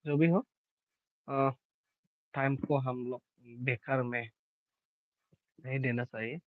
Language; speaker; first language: Hindi; non-native, local second language; Bodo